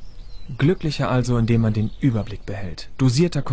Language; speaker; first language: German; native; German